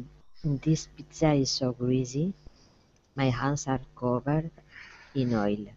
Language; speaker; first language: English; non-native, learner; Spanish